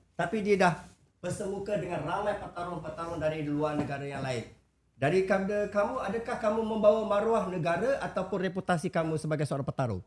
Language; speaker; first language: Malay; native; Malay